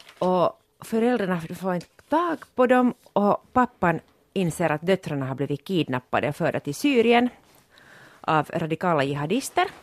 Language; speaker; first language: Swedish; non-native, local second language; Finnish